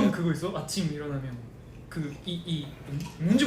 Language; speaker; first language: Korean; non-native, fluent; Japanese